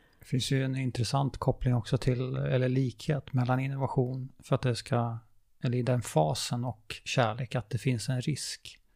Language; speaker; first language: Swedish; native; Swedish